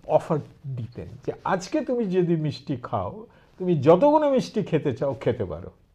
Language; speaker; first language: Bangla; early bilingual, heritage; Bangla